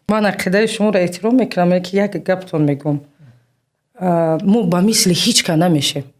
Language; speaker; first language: Tajik; native; Tajik